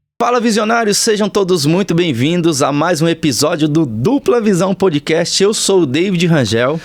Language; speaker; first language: Portuguese; native; Portuguese